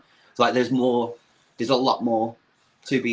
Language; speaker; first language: English; native; English